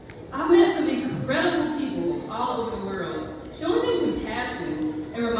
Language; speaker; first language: English; native; English